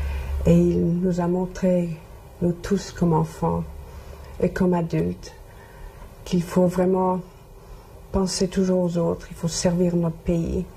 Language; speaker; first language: French; non-native, local second language; English